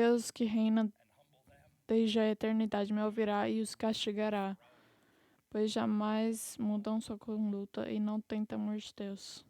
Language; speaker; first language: Portuguese; non-native, fluent; English